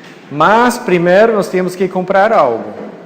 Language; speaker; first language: Portuguese; non-native, fluent; English